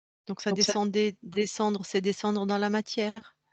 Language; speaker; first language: French; native; French